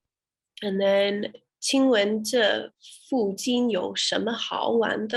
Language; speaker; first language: Chinese; non-native, learner; English